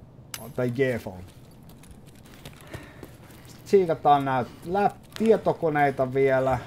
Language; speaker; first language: Finnish; native; Finnish